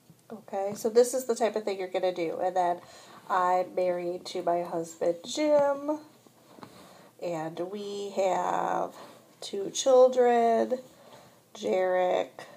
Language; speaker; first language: English; native; English